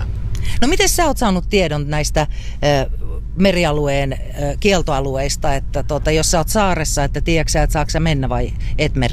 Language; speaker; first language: Finnish; native; Finnish